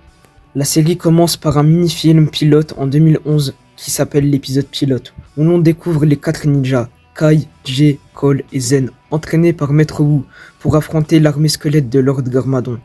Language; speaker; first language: French; native; French